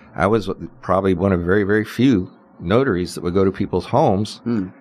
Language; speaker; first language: English; native; English